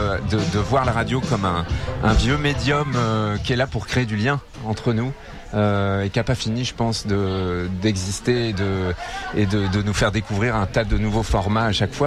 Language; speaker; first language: French; native; French